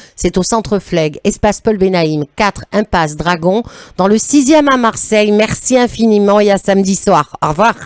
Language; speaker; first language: French; native; French